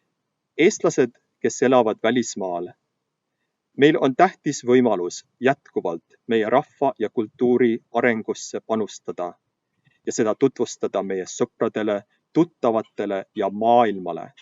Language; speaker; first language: Estonian; early bilingual, heritage; Estonian